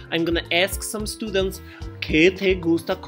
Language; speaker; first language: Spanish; non-native, learner; English